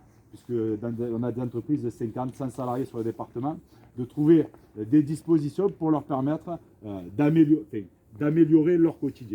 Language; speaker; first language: French; native; French